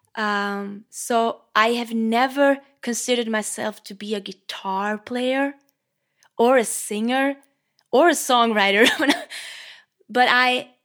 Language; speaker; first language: English; non-native, fluent; Norwegian